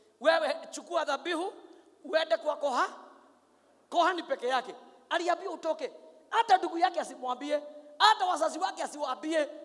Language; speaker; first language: Swahili; non-native, local second language; Kikuyu